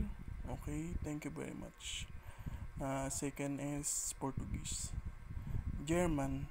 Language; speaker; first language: English; non-native, learner; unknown